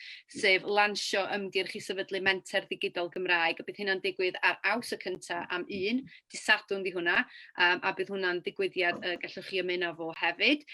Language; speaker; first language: Welsh; native; Welsh